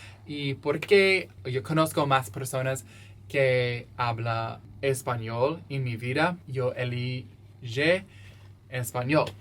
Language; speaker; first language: Spanish; non-native, learner; English